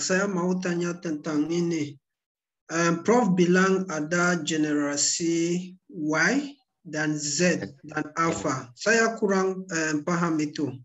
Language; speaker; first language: Indonesian; non-native, learner; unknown